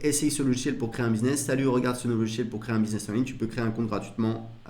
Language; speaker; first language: French; native; French